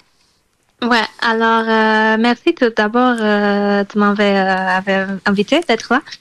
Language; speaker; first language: French; non-native, fluent; Portuguese